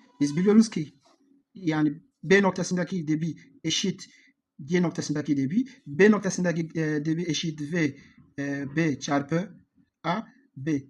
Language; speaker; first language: Turkish; non-native, learner; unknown